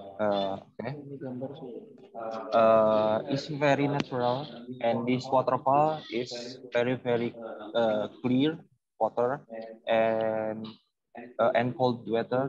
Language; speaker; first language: English; non-native, learner; Indonesian